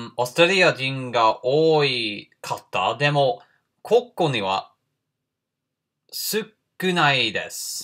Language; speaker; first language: Japanese; non-native, learner; English